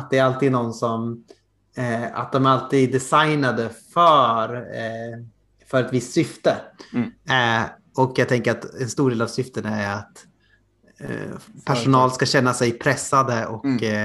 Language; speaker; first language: Swedish; native; Swedish